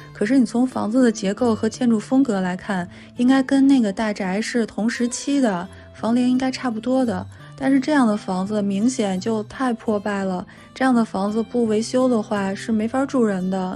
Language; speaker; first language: Chinese; native; Chinese